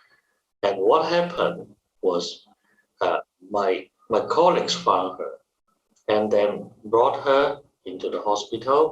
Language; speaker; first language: English; non-native, fluent; Chinese